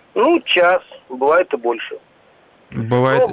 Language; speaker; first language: Russian; native; Russian